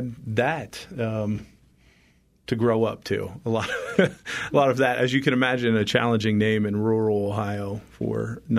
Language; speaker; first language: English; native; English